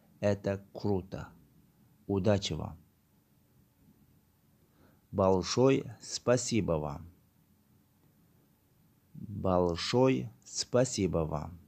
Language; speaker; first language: Russian; non-native, learner; Tajik